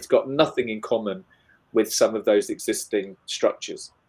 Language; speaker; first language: English; native; English